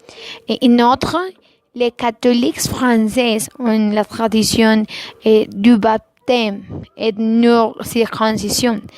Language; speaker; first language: French; non-native, learner; Spanish